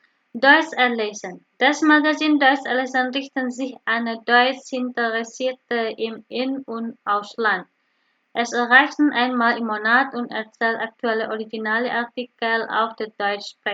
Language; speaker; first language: German; non-native, learner; Indonesian